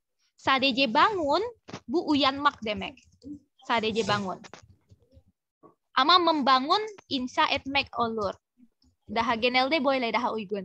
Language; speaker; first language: Turkish; non-native, fluent; Indonesian